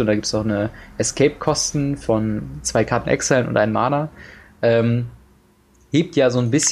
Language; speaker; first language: German; native; German